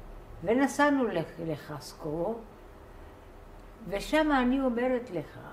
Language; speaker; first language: Hebrew; non-native, fluent; Bulgarian